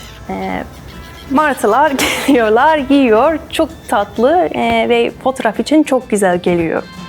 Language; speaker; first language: Turkish; non-native, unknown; English